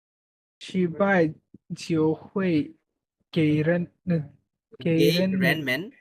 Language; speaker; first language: Chinese; non-native, learner; Bangla